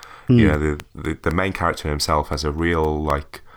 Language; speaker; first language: English; native; English